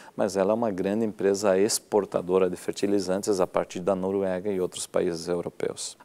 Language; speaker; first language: Portuguese; native; Portuguese